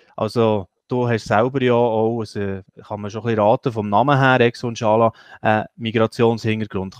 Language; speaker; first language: German; native; German